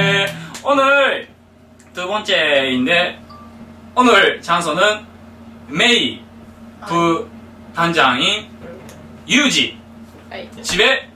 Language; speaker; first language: Korean; non-native, fluent; Japanese